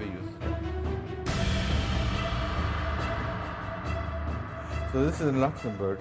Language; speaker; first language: English; non-native, fluent; German